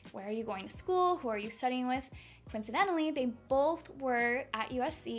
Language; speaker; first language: English; native; English